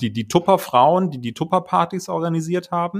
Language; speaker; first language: German; native; German